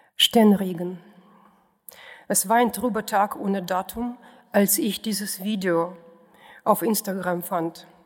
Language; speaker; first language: German; non-native, fluent; Russian